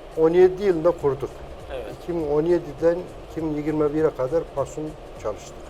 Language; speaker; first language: Turkish; non-native, fluent; Persian